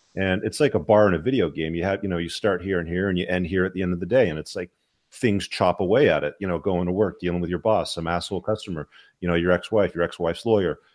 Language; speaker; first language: English; native; English